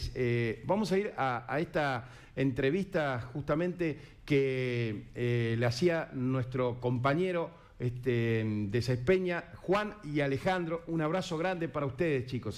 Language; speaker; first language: Spanish; native; Spanish